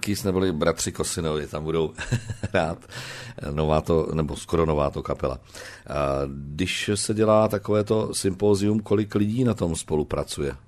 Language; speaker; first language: Czech; native; Czech